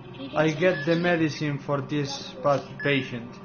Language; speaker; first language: English; non-native, learner; Romanian